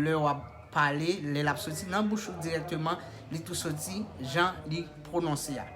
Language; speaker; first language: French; non-native, local second language; Haitian Creole